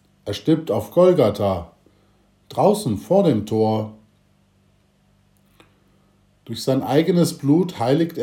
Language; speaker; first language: German; native; German